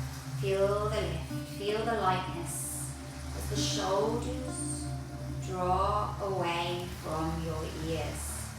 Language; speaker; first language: English; native; English